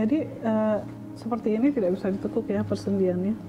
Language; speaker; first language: Indonesian; native; Indonesian